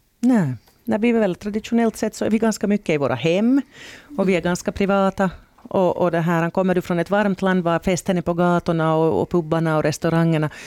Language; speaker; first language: Swedish; native; Swedish